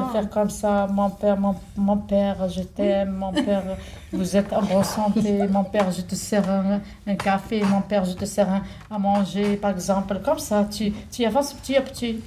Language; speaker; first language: French; non-native, learner; Arabic